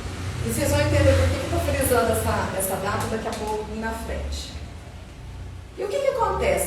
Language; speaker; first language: Portuguese; native; Portuguese